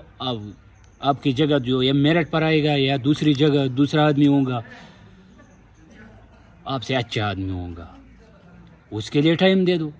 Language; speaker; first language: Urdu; non-native, local second language; Pashto